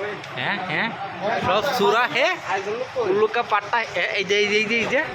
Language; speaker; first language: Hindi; non-native, learner; Bangla